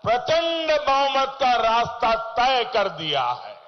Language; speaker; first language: Hindi; non-native, local second language; Gujarati